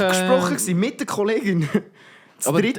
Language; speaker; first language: German; native; German